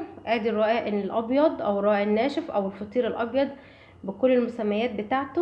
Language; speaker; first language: Arabic; native; Arabic